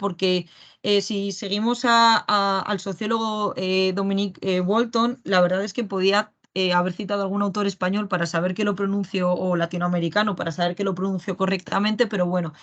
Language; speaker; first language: Spanish; native; Spanish